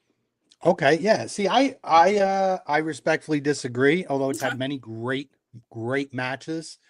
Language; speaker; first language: English; native; English